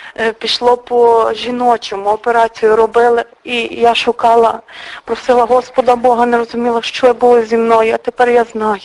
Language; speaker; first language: Ukrainian; native; Ukrainian